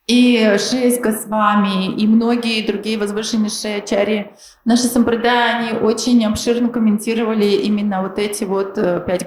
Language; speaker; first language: Russian; native; Russian